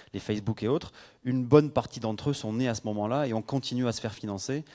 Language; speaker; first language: French; native; French